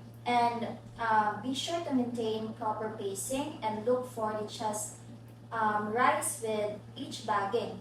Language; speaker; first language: English; non-native, local second language; Filipino